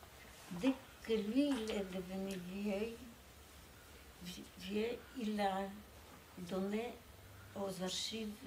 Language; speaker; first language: French; non-native, fluent; Polish